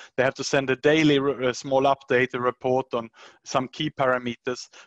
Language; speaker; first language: English; non-native, fluent; Swedish